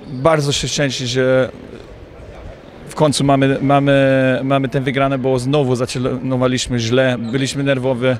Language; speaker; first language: Polish; non-native, fluent; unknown